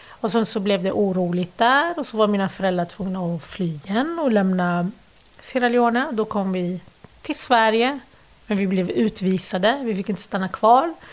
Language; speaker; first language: Swedish; early bilingual, other home language; Arabic